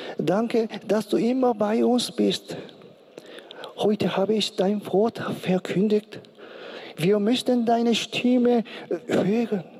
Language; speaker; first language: German; non-native, learner; Korean